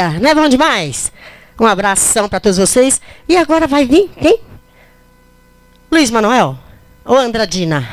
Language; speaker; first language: Portuguese; native; Portuguese